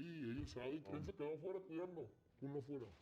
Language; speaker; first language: Spanish; native; Spanish